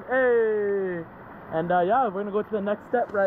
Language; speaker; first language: English; native; English